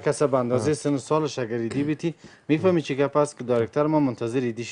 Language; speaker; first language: Persian; native; Persian